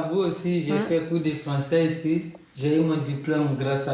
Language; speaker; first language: French; non-native, learner; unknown